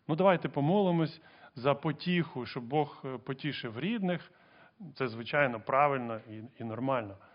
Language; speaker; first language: Ukrainian; non-native, local second language; Russian